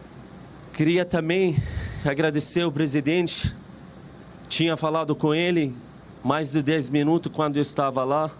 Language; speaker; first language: Portuguese; non-native, fluent; Arabic